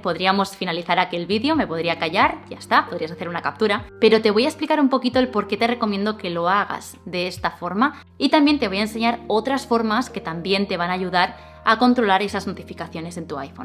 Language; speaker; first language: Spanish; native; Spanish